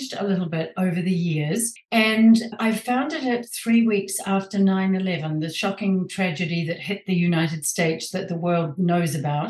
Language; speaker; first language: English; native; English